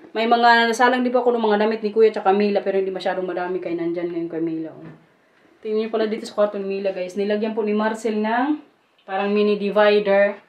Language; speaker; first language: Filipino; non-native, local second language; Waray